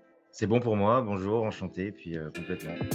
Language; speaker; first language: French; native; French